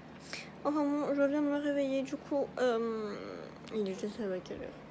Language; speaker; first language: French; native; French